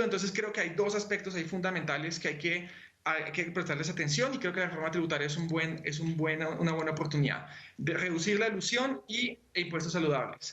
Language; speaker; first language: Spanish; native; Spanish